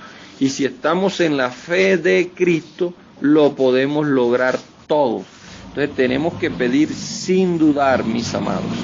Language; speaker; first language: Spanish; native; Spanish